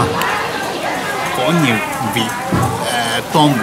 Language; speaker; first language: Vietnamese; non-native, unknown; Japanese